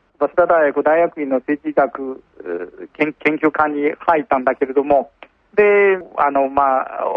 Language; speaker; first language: Japanese; non-native, fluent; Chinese